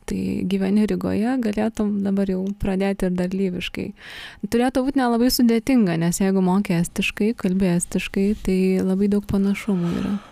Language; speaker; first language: Lithuanian; native; Lithuanian